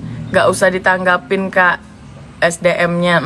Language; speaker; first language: Indonesian; native; Indonesian